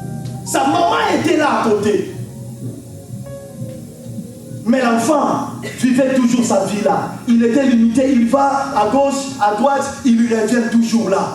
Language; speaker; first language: French; non-native, local second language; Lingala